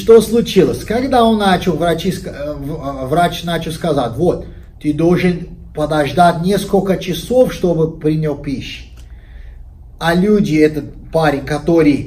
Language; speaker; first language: Russian; non-native, learner; Portuguese